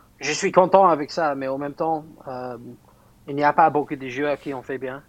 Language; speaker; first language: French; non-native, fluent; English